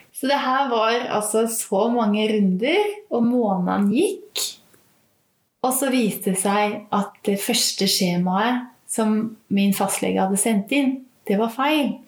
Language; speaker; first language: Norwegian; native; Norwegian